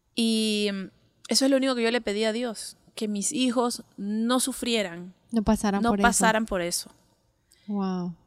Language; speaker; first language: Spanish; native; Spanish